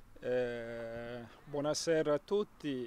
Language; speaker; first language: Italian; non-native, fluent; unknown